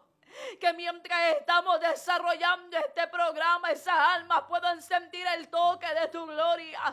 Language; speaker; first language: Spanish; native; Spanish